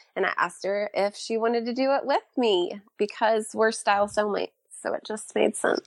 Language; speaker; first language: English; native; English